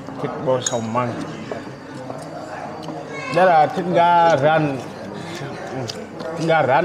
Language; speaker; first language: Vietnamese; non-native, fluent; Portuguese